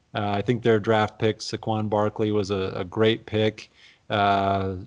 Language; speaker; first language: English; native; English